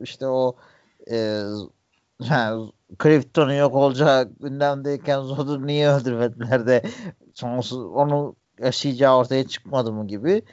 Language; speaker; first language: Turkish; native; Turkish